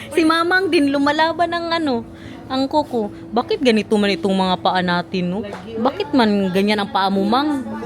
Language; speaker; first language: Filipino; non-native, local second language; Cebuano